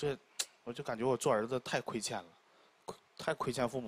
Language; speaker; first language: Chinese; native; Chinese